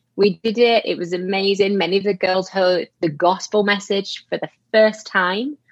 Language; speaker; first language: English; native; English